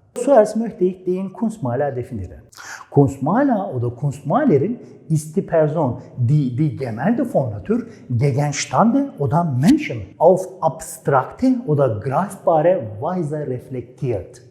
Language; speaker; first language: German; non-native, fluent; Turkish